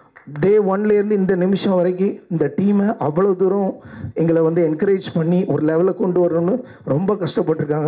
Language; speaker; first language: Tamil; native; Tamil